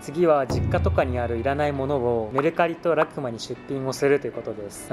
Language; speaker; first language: Japanese; native; Japanese